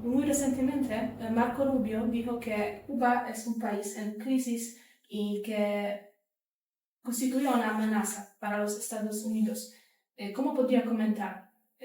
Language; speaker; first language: Spanish; non-native, fluent; Polish